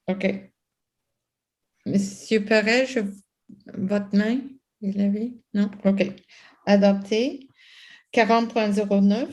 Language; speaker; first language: French; non-native, local second language; English